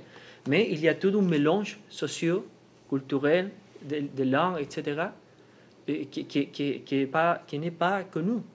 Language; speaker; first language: French; non-native, fluent; Spanish